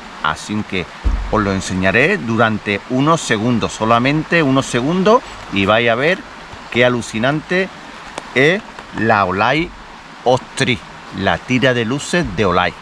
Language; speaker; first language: Spanish; native; Spanish